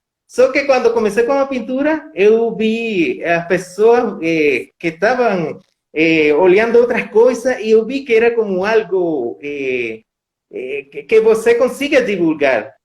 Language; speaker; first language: Portuguese; non-native, fluent; Spanish